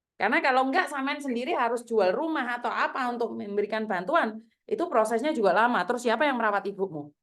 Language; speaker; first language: Indonesian; native; Indonesian